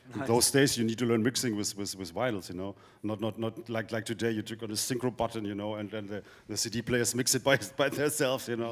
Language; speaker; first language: English; non-native, fluent; German